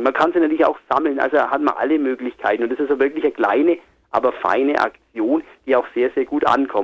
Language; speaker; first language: German; native; German